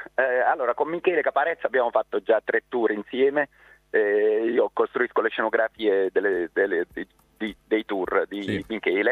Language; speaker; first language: Italian; native; Italian